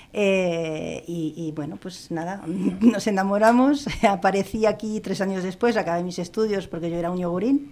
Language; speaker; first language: Spanish; non-native, fluent; French